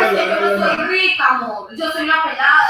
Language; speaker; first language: Spanish; native; Spanish